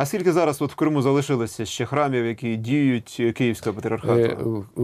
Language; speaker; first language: Ukrainian; native; Ukrainian